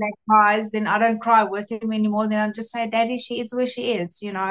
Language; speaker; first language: English; non-native, local second language; Afrikaans